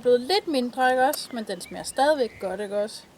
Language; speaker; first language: Danish; native; Danish